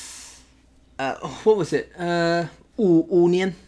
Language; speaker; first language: Chinese; non-native, learner; English